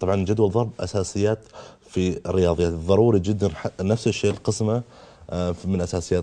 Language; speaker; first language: Arabic; native; Arabic